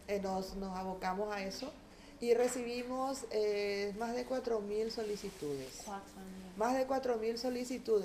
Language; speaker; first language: Spanish; native; Spanish